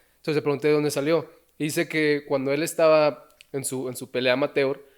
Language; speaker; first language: Spanish; early bilingual, other home language; English